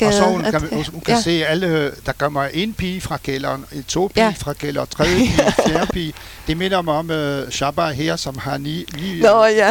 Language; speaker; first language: Danish; non-native, fluent; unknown